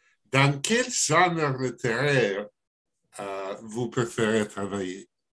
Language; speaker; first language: French; non-native, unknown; Russian